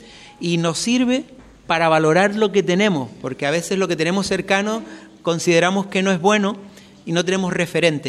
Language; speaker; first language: Spanish; native; Spanish